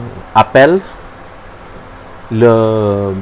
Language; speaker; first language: French; non-native, learner; Hindi